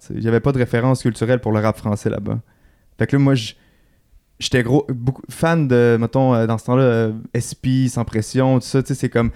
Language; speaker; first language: French; native; French